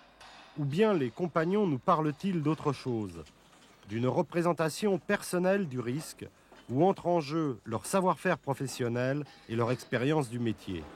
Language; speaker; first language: French; native; French